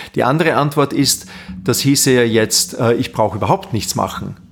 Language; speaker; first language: German; native; German